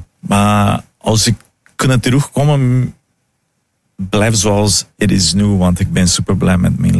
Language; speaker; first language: Dutch; non-native, fluent; Portuguese